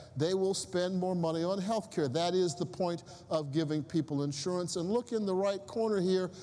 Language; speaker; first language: English; native; English